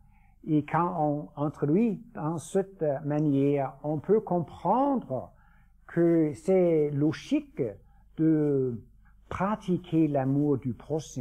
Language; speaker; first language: French; non-native, fluent; Danish